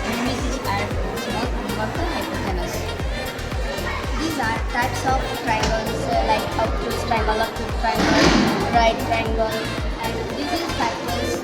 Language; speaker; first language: English; non-native, learner; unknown